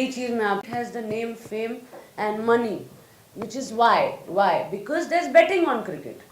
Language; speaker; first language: Hindi; native; Hindi